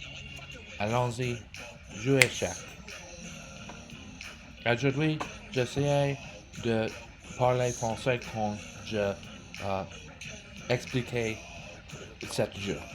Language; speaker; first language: French; non-native, learner; English